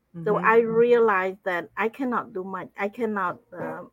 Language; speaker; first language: English; non-native, fluent; Khmer